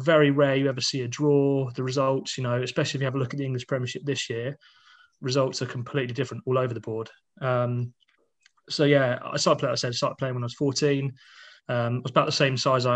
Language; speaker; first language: English; native; English